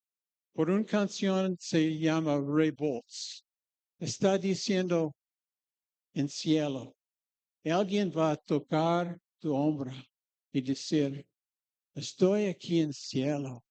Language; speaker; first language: Spanish; non-native, fluent; English